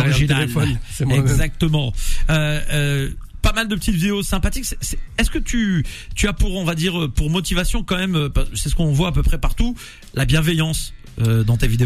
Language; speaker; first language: French; native; French